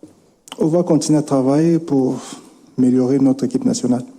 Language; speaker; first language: French; non-native, local second language; Lingala